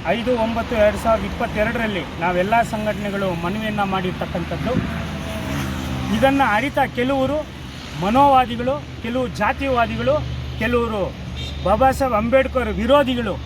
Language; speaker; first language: Kannada; native; Kannada